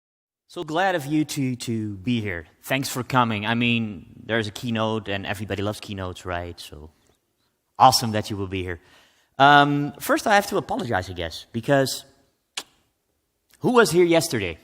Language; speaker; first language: English; non-native, fluent; Dutch